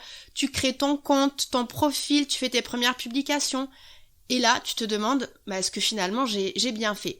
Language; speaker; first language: French; native; French